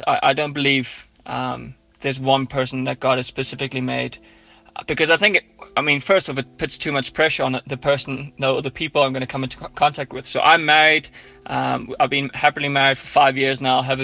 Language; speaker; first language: English; native; English